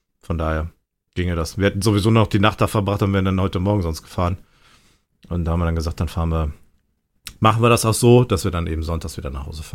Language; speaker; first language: German; native; German